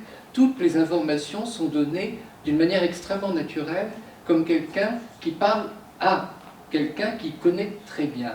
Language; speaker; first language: French; native; French